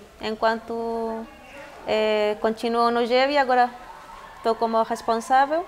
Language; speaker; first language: Portuguese; non-native, fluent; Spanish